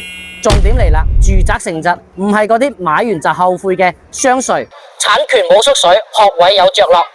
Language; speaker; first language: Cantonese; native; Cantonese